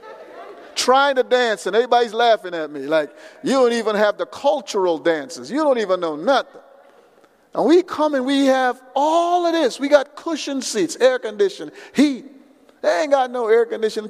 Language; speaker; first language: English; native; English